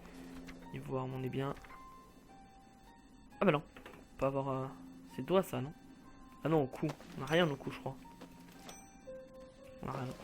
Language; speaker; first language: French; native; French